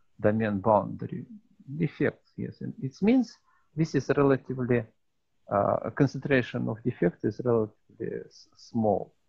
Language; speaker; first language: English; non-native, learner; Russian